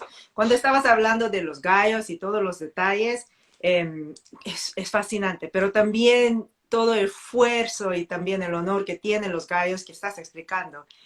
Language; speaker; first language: Spanish; non-native, fluent; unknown